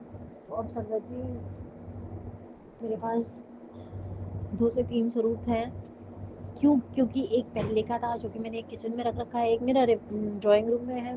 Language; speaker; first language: Hindi; native; Hindi